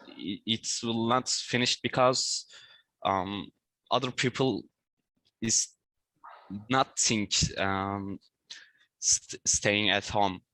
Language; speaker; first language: English; non-native, learner; Turkish